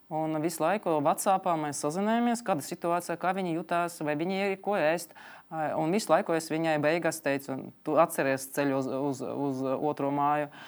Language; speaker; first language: Latvian; non-native, local second language; Russian